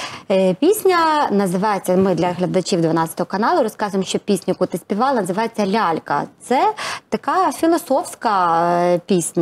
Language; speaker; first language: Ukrainian; native; Ukrainian